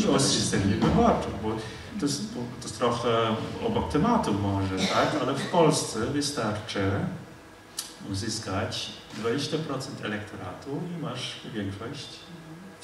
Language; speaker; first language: Polish; non-native, fluent; Dutch